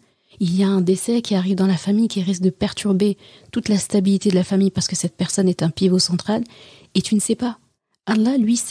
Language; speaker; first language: French; native; French